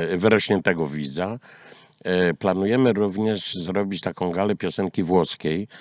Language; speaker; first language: Polish; native; Polish